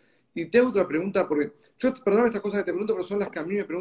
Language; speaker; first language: Spanish; native; Spanish